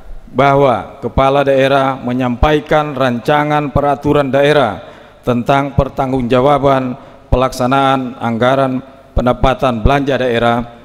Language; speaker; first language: Indonesian; native; Indonesian